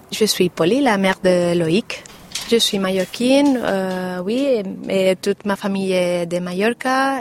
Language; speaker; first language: French; non-native, learner; Catalan